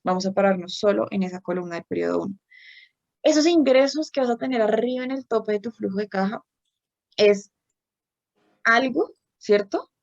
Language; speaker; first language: Spanish; native; Spanish